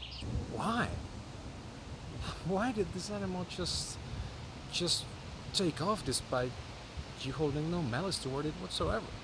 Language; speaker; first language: English; non-native, fluent; Finnish